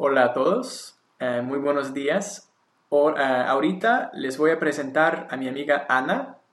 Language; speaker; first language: Spanish; non-native, learner; English